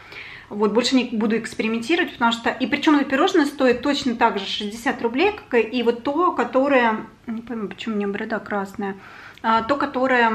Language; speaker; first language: Russian; native; Russian